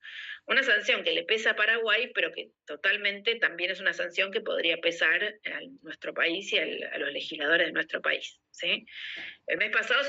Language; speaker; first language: Spanish; native; Spanish